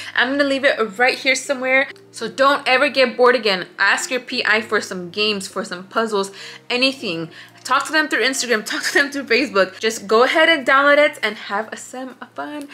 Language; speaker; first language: English; early bilingual, other home language; Spanish